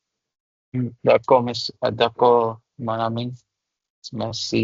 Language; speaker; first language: French; non-native, learner; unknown